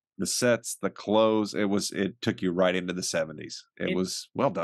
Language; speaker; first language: English; native; English